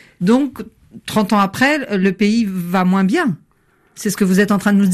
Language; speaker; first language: French; native; French